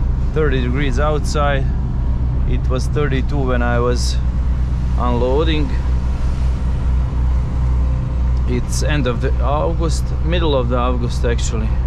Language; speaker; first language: English; non-native, learner; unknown